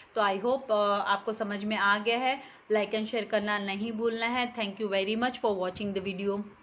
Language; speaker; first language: Hindi; non-native, local second language; Marathi